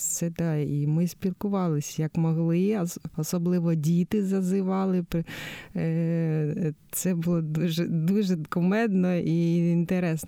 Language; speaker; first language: Ukrainian; native; Ukrainian